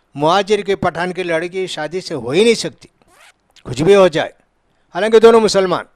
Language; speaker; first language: Urdu; native; Urdu